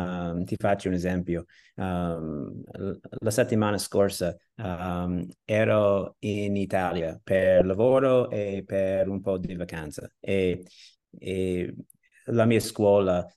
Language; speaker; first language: Italian; non-native, learner; English